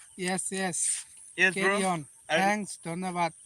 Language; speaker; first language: English; non-native, local second language; Bangla